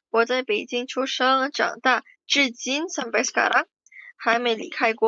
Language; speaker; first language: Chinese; non-native, fluent; Indonesian